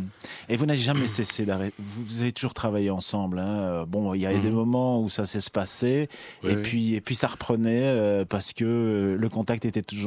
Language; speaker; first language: French; native; French